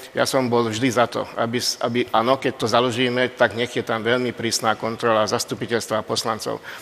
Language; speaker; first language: Slovak; non-native, local second language; Hungarian